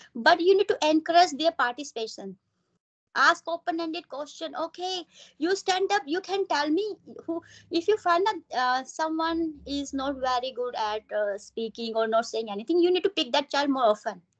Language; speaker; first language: English; non-native, local second language; Hindi